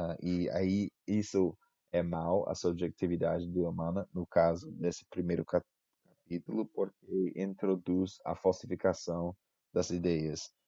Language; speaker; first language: Portuguese; non-native, fluent; English